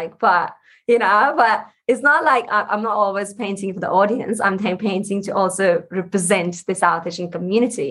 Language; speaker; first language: English; non-native, local second language; Punjabi